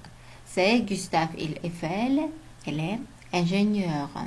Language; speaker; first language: French; non-native, learner; Uzbek